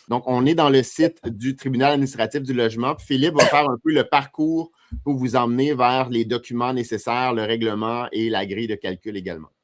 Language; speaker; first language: French; native; French